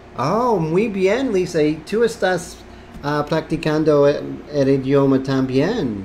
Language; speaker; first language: Spanish; non-native, learner; English